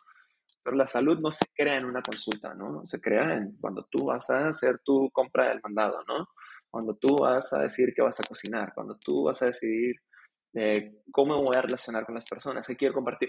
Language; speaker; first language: Spanish; native; Spanish